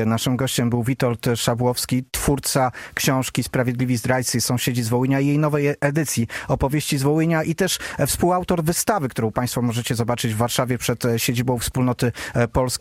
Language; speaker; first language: Polish; native; Polish